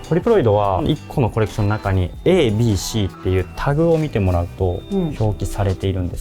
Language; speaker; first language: Japanese; native; Japanese